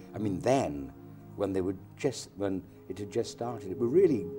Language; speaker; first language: English; native; English